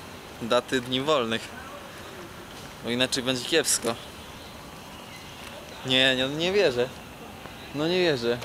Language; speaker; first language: Polish; native; Polish